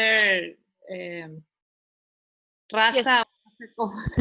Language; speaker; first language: Spanish; non-native, learner; English